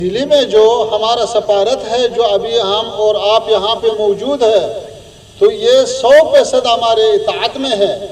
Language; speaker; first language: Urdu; non-native, fluent; Pashto